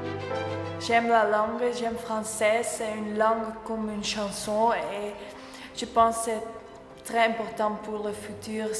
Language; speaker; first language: French; non-native, learner; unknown